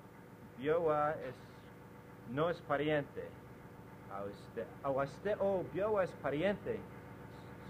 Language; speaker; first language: Spanish; non-native, learner; English